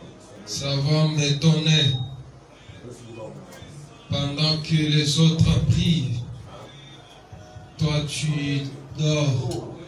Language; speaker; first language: French; non-native, local second language; Lingala